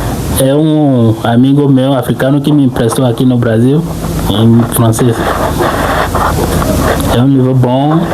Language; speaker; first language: Portuguese; non-native, fluent; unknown